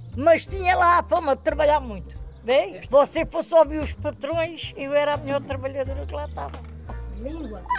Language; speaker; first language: Portuguese; native; Portuguese